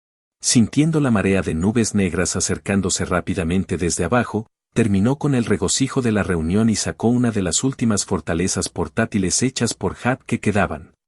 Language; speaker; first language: Spanish; native; Spanish